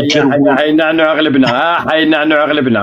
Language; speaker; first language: Arabic; native; Arabic